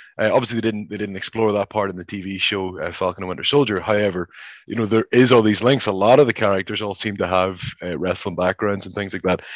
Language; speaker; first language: English; native; English